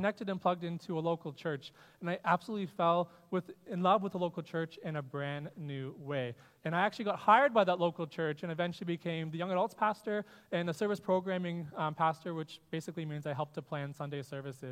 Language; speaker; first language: English; native; English